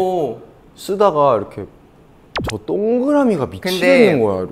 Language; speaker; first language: Korean; native; Korean